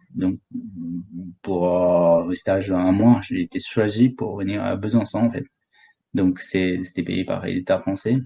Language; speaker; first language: French; non-native, fluent; Sherpa